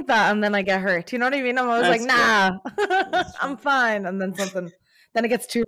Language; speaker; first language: English; native; English